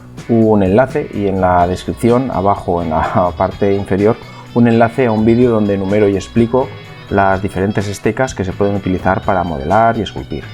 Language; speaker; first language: Spanish; native; Spanish